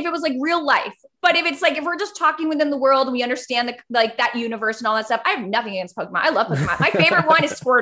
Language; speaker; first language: English; early bilingual, other home language; Spanish